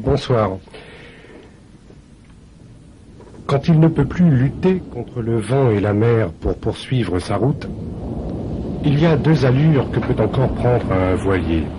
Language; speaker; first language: French; native; French